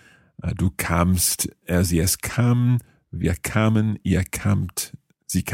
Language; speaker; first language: German; non-native, learner; English